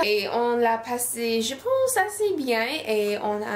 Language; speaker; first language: French; non-native, learner; English